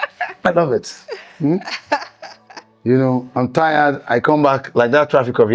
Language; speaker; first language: English; non-native, local second language; Igbo